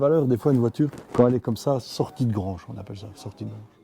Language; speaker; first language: French; native; French